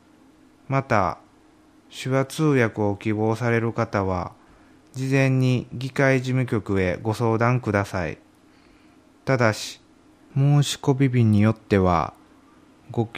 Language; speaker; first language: Japanese; native; Japanese